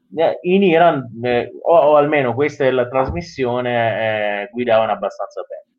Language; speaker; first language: Italian; non-native, fluent; Persian